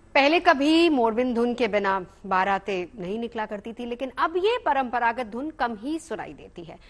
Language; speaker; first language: Hindi; native; Hindi